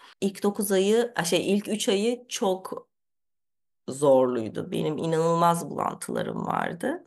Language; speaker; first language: Turkish; early bilingual, heritage; Turkish